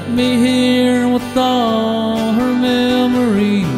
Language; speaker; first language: English; native; English